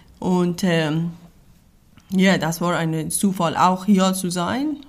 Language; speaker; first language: German; non-native, learner; Persian